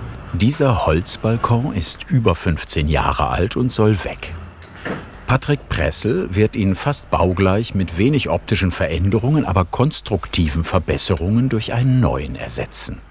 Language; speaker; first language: German; native; German